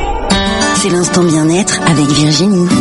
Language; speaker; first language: French; native; French